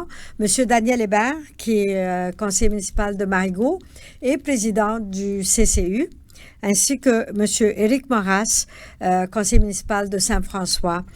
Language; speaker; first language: French; native; French